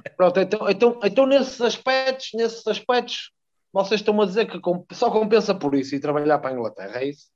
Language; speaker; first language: Portuguese; native; Portuguese